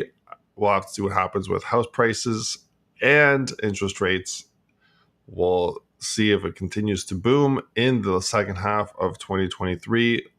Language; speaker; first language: English; native; English